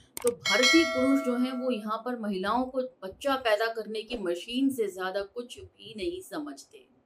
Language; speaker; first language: Hindi; native; Hindi